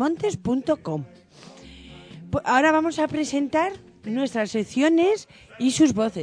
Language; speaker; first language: Spanish; native; Spanish